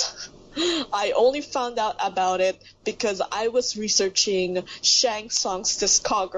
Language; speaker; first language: English; non-native, local second language; Filipino